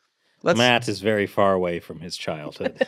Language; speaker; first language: English; native; English